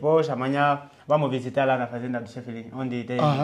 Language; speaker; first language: Portuguese; non-native, learner; Vietnamese